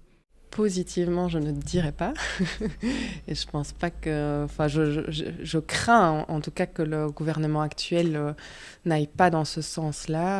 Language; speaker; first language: French; native; French